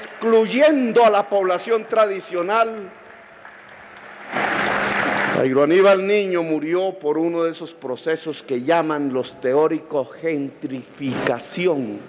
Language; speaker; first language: Spanish; native; Spanish